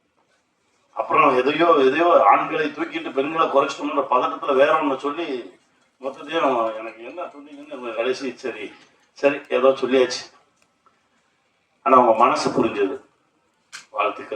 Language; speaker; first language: Tamil; native; Tamil